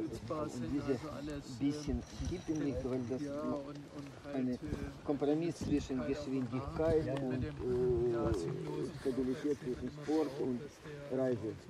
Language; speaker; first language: German; non-native, learner; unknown